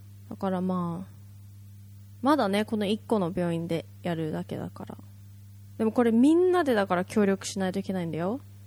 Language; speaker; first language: Japanese; native; Japanese